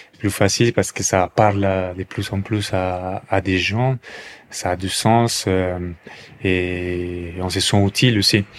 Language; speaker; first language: French; non-native, fluent; Spanish